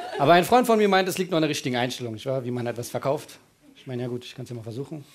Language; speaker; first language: German; early bilingual, other home language; Persian